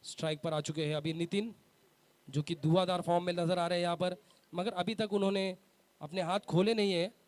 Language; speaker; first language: Hindi; non-native, local second language; Marathi